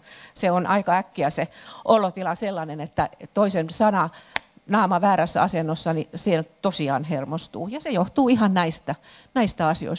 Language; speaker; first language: Finnish; native; Finnish